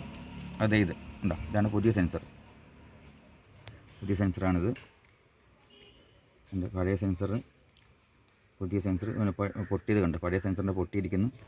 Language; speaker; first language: Malayalam; native; Malayalam